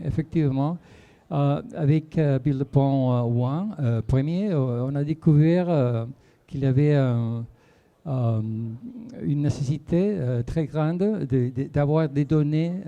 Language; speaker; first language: French; non-native, fluent; Spanish